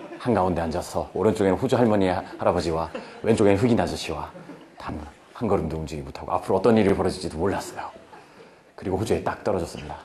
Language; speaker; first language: Korean; native; Korean